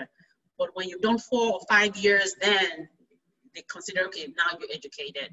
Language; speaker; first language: English; non-native, local second language; Yoruba